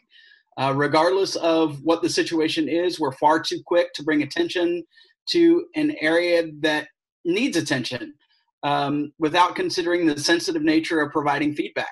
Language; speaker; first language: English; native; English